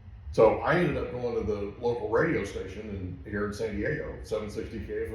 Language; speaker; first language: English; native; English